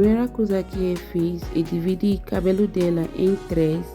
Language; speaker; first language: Portuguese; non-native, learner; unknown